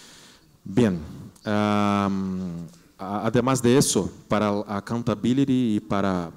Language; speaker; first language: Spanish; non-native, learner; Portuguese